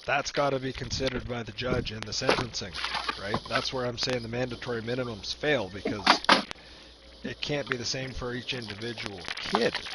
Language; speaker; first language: English; native; English